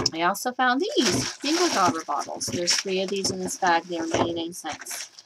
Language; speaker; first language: English; native; English